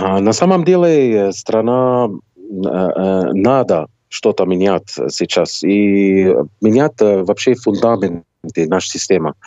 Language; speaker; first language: Russian; non-native, fluent; Arabic